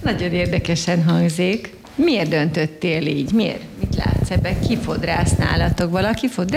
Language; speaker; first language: Hungarian; native; Hungarian